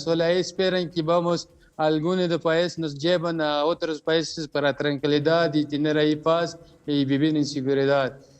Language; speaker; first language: Spanish; non-native, learner; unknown